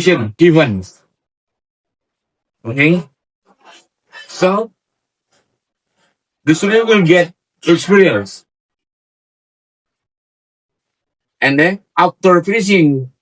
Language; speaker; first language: English; non-native, learner; Indonesian